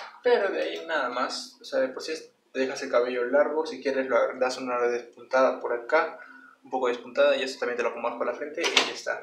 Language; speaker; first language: Spanish; native; Spanish